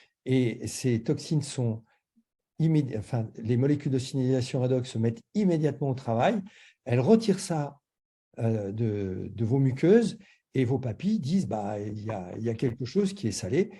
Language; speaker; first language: French; native; French